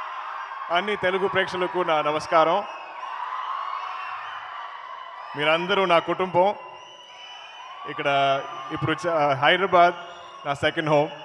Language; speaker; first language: Telugu; non-native, learner; Malayalam